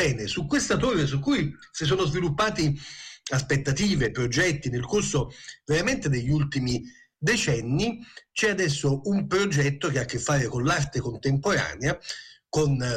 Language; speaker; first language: Italian; native; Italian